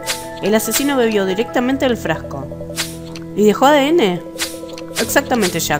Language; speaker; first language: Spanish; native; Spanish